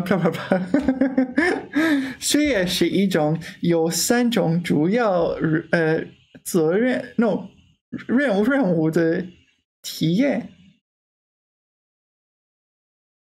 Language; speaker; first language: Chinese; non-native, learner; English